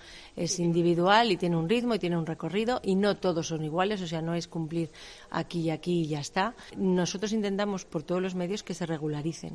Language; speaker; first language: Spanish; native; Spanish